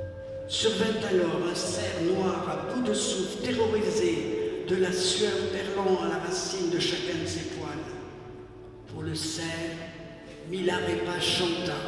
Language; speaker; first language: French; native; French